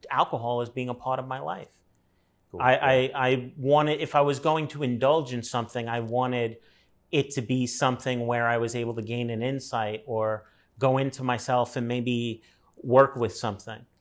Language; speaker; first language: English; native; English